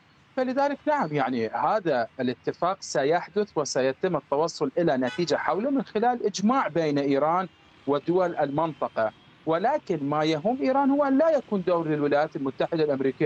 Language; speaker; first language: Arabic; non-native, fluent; Persian